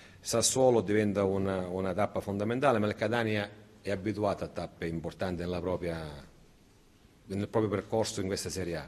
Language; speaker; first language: Italian; native; Italian